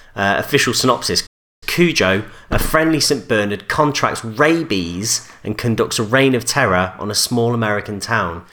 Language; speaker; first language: English; native; English